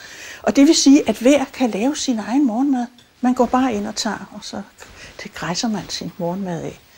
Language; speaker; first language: Danish; native; Danish